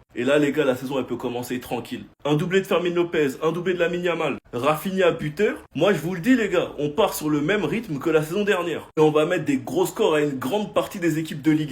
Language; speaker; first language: French; native; French